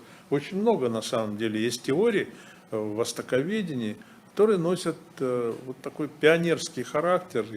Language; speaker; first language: Russian; native; Russian